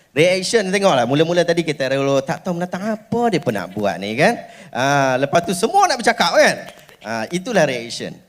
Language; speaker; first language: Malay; native; Malay